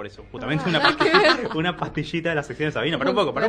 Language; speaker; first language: Spanish; native; Spanish